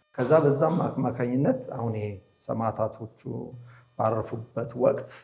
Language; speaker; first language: Amharic; native; Amharic